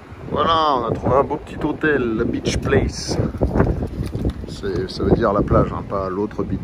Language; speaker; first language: French; native; French